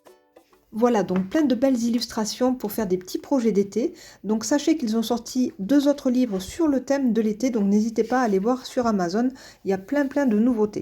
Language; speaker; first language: French; native; French